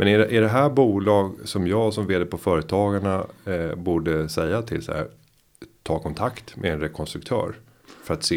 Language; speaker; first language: Swedish; native; Swedish